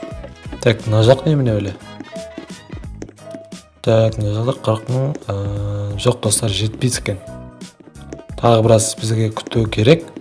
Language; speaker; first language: Kazakh; native; Kazakh